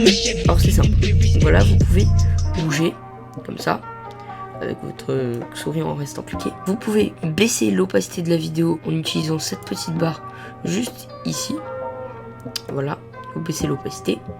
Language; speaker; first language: French; native; French